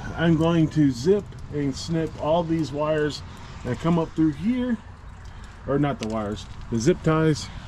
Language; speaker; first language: English; native; English